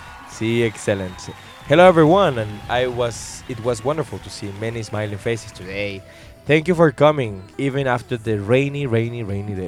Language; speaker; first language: English; non-native, fluent; Spanish